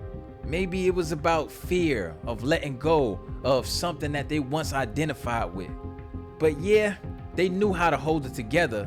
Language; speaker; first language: English; native; English